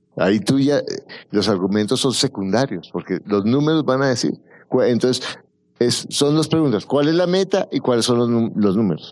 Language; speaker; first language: Spanish; native; Spanish